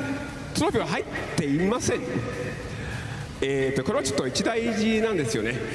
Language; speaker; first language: Japanese; native; Japanese